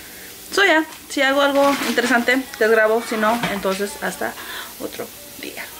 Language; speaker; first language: Spanish; early bilingual, heritage; Spanish